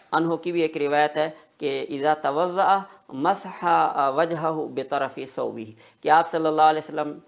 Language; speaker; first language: Urdu; native; Urdu